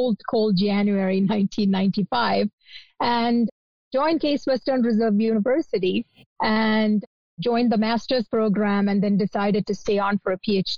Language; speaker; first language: English; non-native, local second language; Malayalam